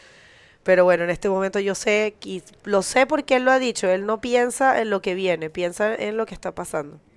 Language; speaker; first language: Spanish; native; Spanish